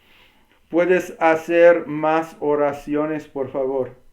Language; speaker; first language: Spanish; non-native, learner; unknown